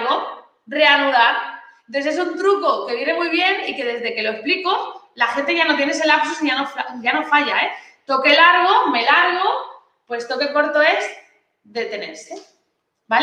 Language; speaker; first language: Spanish; native; Spanish